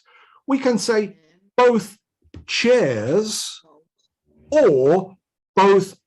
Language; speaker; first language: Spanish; non-native, fluent; English